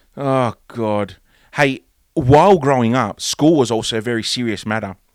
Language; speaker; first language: English; early bilingual, other home language; Greek